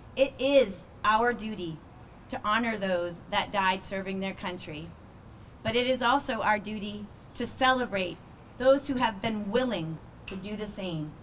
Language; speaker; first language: English; native; English